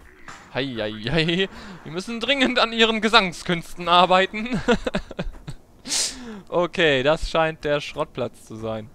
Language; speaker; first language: German; native; German